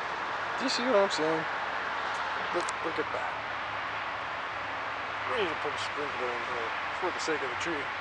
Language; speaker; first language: English; native; English